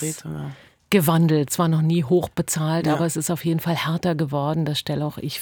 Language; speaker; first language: German; native; German